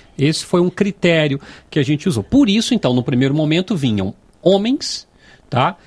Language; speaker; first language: Portuguese; native; Portuguese